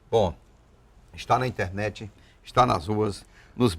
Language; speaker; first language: Portuguese; native; Portuguese